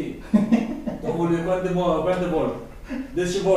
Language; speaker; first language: Italian; non-native, learner; Arabic